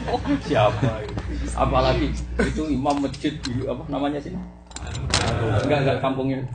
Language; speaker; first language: Indonesian; native; Indonesian